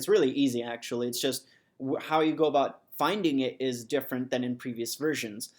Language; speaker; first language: English; native; English